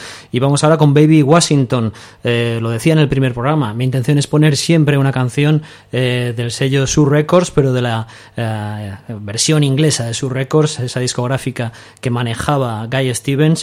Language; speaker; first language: Spanish; native; Spanish